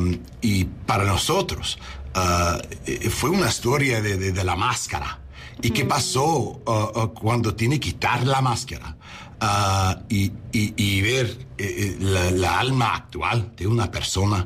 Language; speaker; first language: Spanish; non-native, learner; English